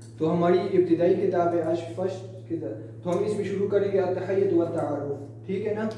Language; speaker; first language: Urdu; non-native, local second language; Pashto